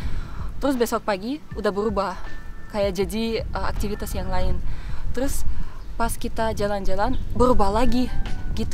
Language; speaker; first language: Indonesian; non-native, fluent; Russian